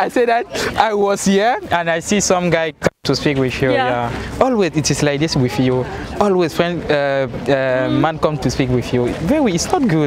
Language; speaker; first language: English; non-native, learner; French